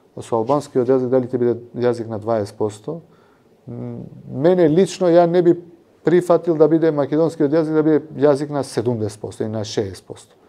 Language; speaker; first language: Macedonian; non-native, local second language; Albanian